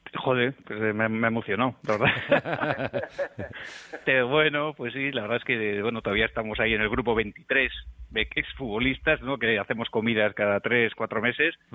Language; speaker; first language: Spanish; native; Spanish